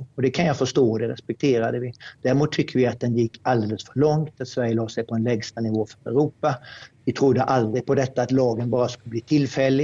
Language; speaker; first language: Swedish; native; Swedish